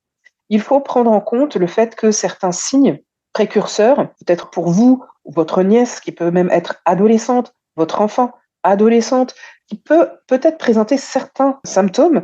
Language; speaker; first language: French; native; French